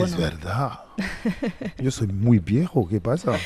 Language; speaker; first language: Spanish; non-native, learner; French